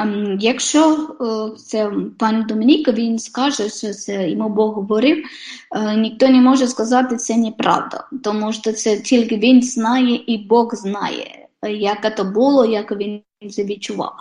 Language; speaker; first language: Ukrainian; non-native, fluent; Polish